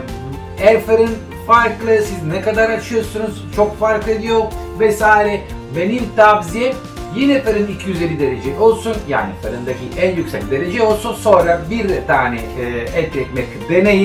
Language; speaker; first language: Turkish; non-native, fluent; Italian